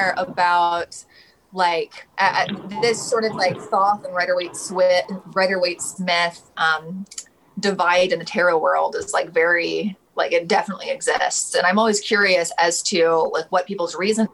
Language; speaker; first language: English; native; English